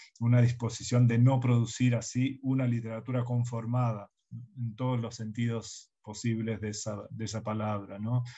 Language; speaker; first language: Spanish; early bilingual, heritage; Spanish